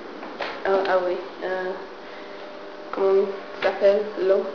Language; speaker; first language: French; non-native, learner; English